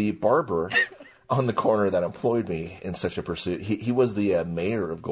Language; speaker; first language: English; non-native, local second language; Chinese